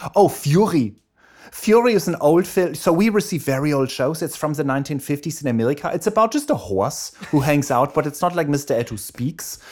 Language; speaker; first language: English; non-native, fluent; German